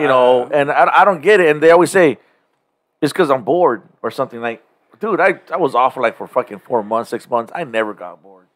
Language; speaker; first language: English; early bilingual, other home language; Spanish